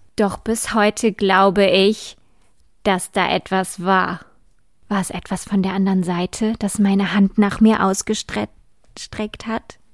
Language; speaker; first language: German; native; German